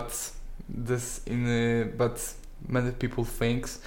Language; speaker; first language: English; non-native, learner; Polish